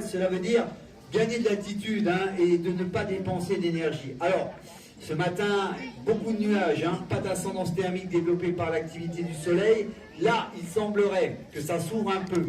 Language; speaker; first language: French; native; French